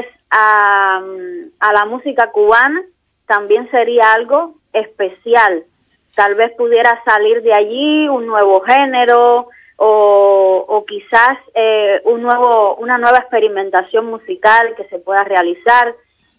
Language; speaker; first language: Spanish; native; Spanish